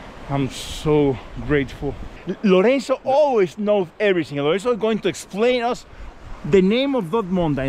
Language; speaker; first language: English; non-native, fluent; Spanish